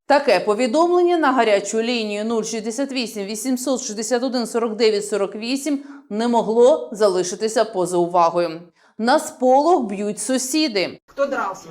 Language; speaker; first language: Ukrainian; native; Ukrainian